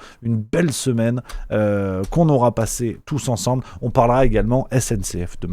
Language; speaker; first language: French; native; French